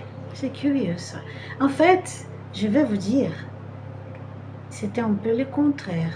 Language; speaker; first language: French; non-native, fluent; Portuguese